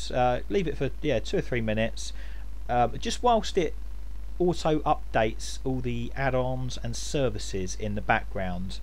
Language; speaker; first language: English; native; English